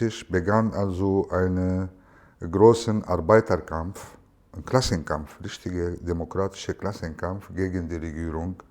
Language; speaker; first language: German; non-native, fluent; Arabic